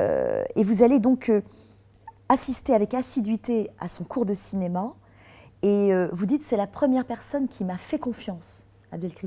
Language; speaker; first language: French; native; French